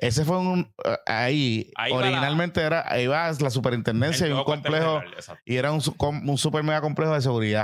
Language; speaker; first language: Spanish; native; Spanish